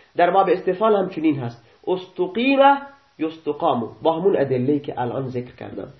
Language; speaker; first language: Persian; non-native, local second language; Baluchi